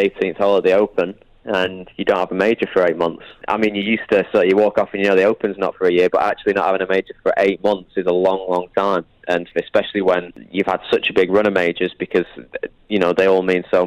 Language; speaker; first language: English; native; English